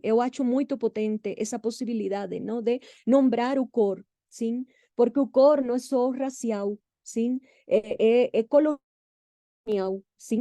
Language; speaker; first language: Portuguese; non-native, fluent; Spanish